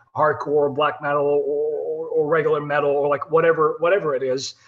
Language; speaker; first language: English; non-native, fluent; Dutch